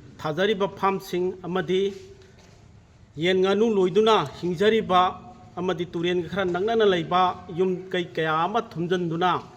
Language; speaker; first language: Manipuri; native; Manipuri